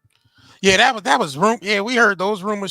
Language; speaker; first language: English; native; English